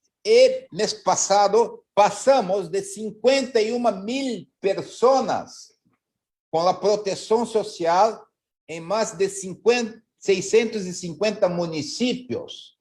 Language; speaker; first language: Spanish; non-native, learner; Portuguese